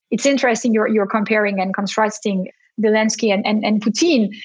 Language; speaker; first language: English; non-native, fluent; French